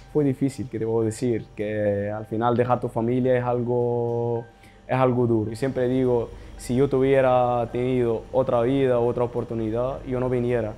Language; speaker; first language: Spanish; non-native, fluent; Arabic